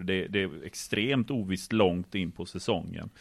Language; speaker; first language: Swedish; native; Swedish